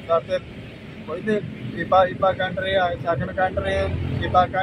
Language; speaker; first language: Filipino; non-native, learner; Punjabi